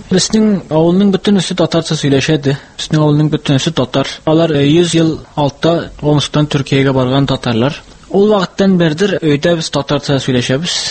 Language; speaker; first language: Tatar; early bilingual, heritage; Tatar